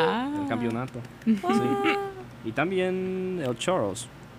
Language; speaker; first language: Spanish; non-native, learner; English